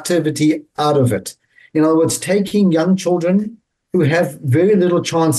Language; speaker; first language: English; native; English